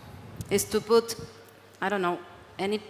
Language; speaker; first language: English; non-native, learner; Spanish